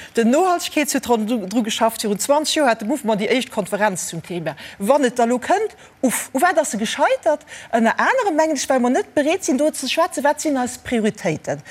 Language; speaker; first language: Luxembourgish; native; Luxembourgish